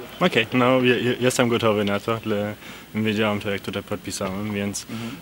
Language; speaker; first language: Polish; early bilingual, heritage; Polish